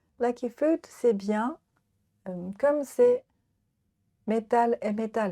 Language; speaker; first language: French; non-native, fluent; Japanese